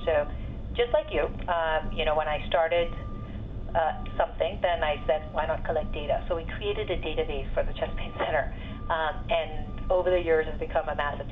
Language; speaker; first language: English; non-native, local second language; Urdu